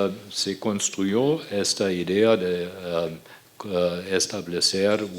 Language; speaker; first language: Spanish; non-native, fluent; German